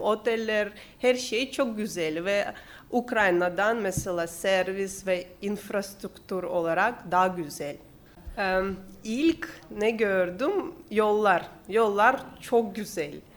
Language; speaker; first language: Turkish; non-native, fluent; Russian